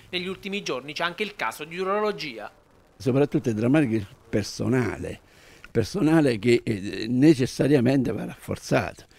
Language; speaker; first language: Italian; native; Italian